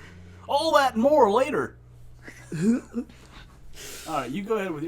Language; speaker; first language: English; native; English